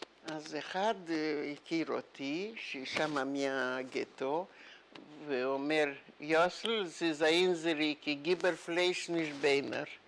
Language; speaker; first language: Hebrew; non-native, fluent; Yiddish